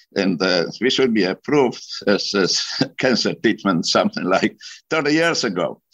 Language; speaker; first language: English; non-native, fluent; Polish